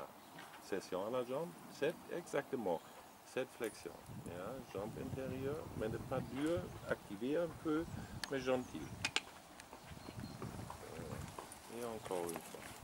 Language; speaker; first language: French; non-native, learner; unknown